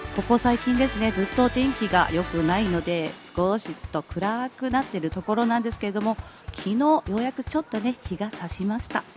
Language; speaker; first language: Japanese; native; Japanese